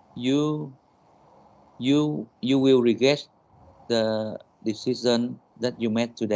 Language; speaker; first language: English; non-native, learner; Vietnamese